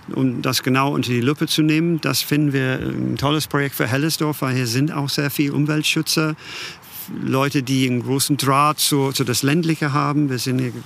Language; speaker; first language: German; non-native, fluent; English